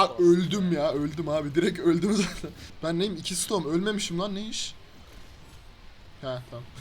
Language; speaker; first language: Turkish; native; Turkish